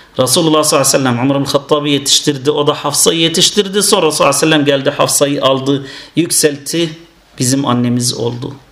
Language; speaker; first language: Turkish; non-native, fluent; Arabic